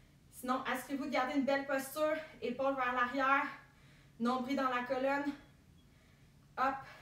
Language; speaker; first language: French; native; French